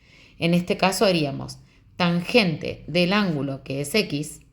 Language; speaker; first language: Spanish; native; Spanish